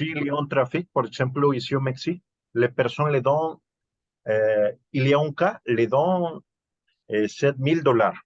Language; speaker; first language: French; non-native, learner; Spanish